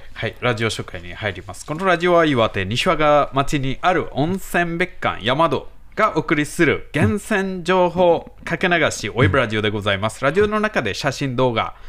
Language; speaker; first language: Japanese; non-native, learner; Bangla